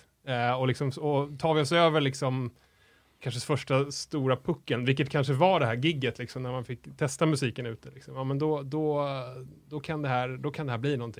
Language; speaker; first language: Swedish; native; Swedish